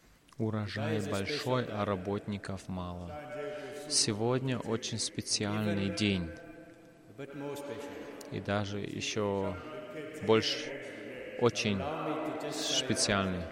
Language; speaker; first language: Russian; non-native, fluent; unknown